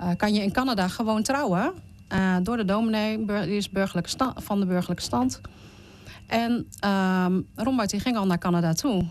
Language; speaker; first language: Dutch; early bilingual, other home language; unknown